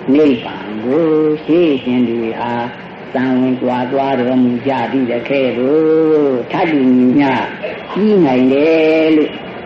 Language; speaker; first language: Burmese; native; Burmese